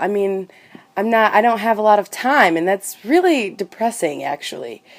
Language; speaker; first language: English; native; English